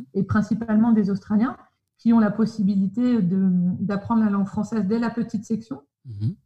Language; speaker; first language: French; native; French